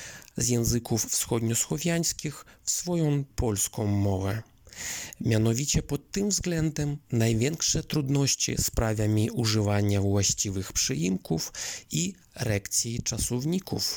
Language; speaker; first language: Polish; non-native, fluent; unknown